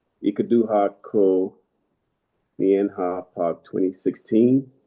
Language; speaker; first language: Cebuano; non-native, learner; English